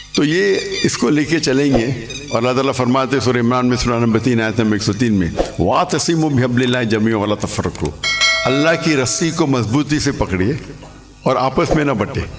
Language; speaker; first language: Urdu; non-native, local second language; English